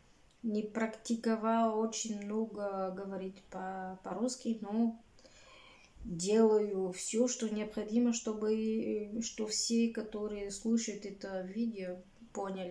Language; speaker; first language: Russian; non-native, learner; Bulgarian